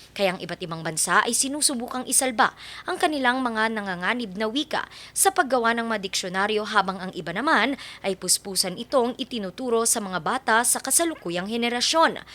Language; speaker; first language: Filipino; native; Filipino